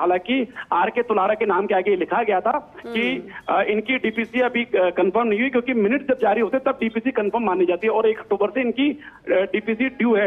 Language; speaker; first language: Hindi; native; Hindi